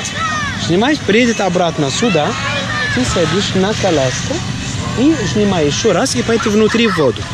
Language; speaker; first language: Russian; non-native, learner; Greek